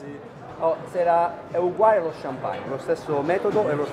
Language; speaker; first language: Italian; native; Italian